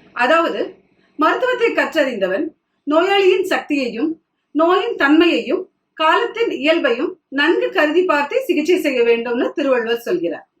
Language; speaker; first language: Tamil; non-native, local second language; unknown